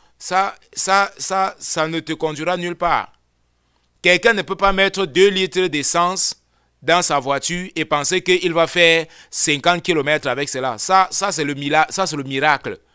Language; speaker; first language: French; non-native, local second language; Lingala